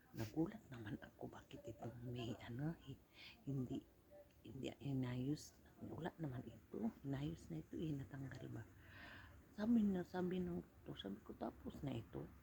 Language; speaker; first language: Filipino; non-native, local second language; Cebuano